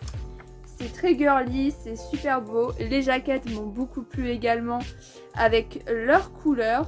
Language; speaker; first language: French; native; French